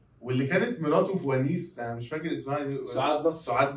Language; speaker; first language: Arabic; native; Arabic